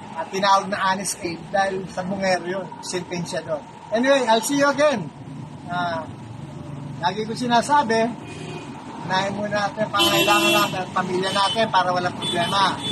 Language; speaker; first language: Filipino; native; Filipino